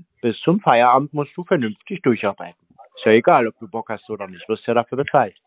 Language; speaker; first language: German; native; German